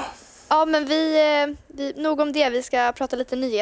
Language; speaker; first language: Swedish; native; Swedish